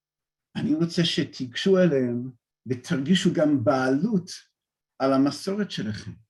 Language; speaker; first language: Hebrew; non-native, fluent; English